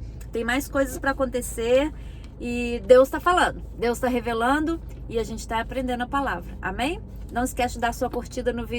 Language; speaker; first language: Portuguese; native; Portuguese